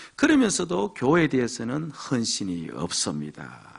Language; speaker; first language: Korean; native; Korean